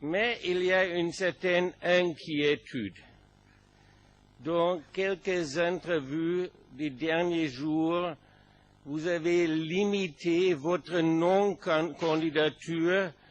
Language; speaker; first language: French; non-native, fluent; German